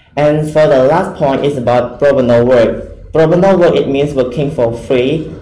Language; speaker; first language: English; non-native, fluent; Khmer